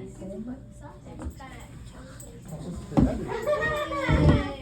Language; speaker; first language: French; non-native, local second language; English